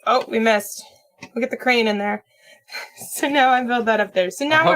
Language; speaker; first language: English; native; English